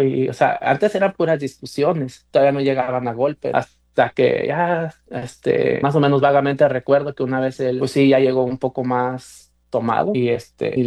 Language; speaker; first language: Spanish; native; Spanish